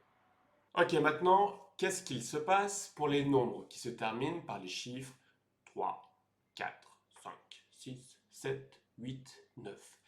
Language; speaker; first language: French; native; French